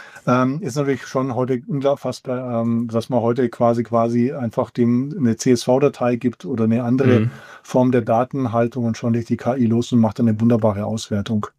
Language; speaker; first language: German; native; German